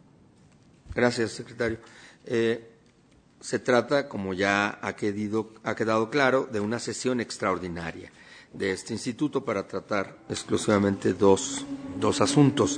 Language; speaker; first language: Spanish; native; Spanish